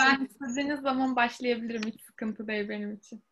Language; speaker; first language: Turkish; native; Turkish